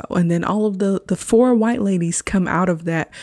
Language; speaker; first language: English; native; English